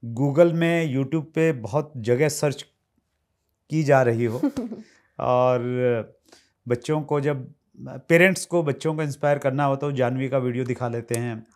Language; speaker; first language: Hindi; native; Hindi